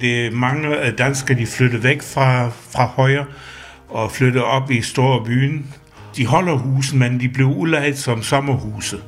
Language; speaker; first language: Danish; non-native, fluent; German